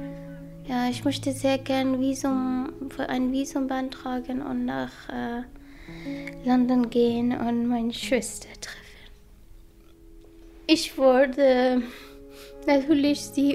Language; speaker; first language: German; non-native, learner; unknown